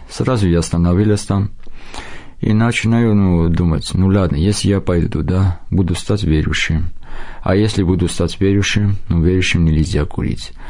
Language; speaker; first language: Russian; non-native, local second language; Armenian